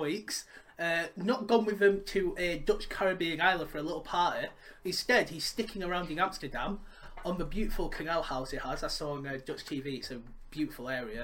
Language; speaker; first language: English; native; English